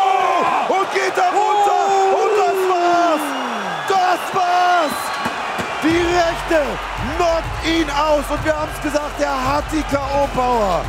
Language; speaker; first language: German; native; German